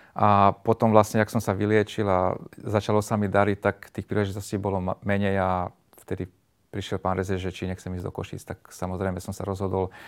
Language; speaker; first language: Slovak; non-native, local second language; Hungarian